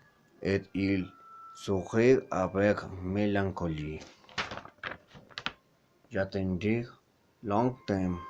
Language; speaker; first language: French; non-native, learner; Spanish